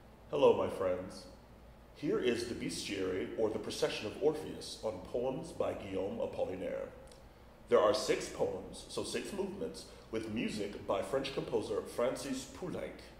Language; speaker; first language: English; native; English